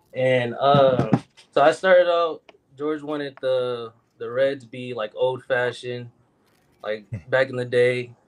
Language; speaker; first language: English; native; English